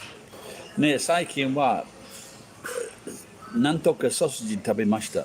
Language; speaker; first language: Japanese; non-native, learner; English